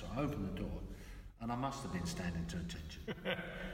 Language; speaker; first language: English; native; English